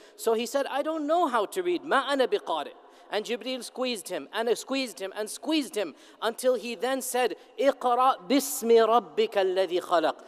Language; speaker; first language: English; native; English